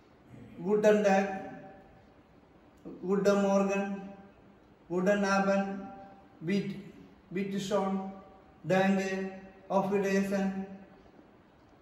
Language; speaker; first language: German; non-native, learner; Malayalam